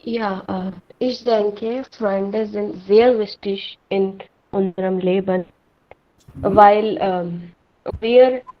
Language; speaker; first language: German; non-native, learner; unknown